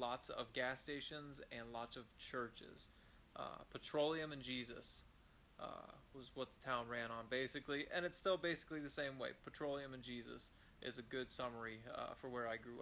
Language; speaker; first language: English; native; English